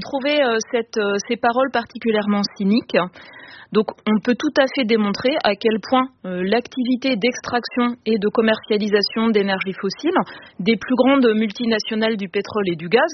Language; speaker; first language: French; native; French